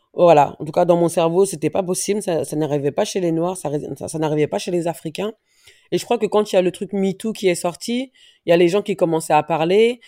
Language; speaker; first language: French; native; French